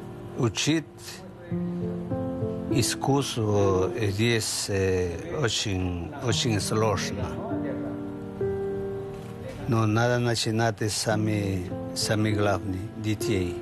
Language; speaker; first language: Russian; non-native, fluent; Spanish